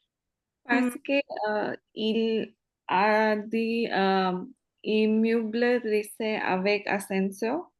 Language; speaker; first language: French; non-native, learner; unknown